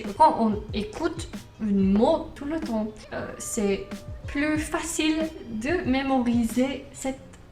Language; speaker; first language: French; non-native, learner; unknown